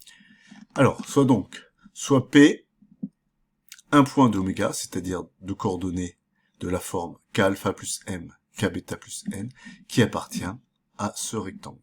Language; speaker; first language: French; native; French